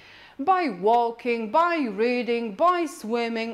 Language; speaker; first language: English; non-native, fluent; Polish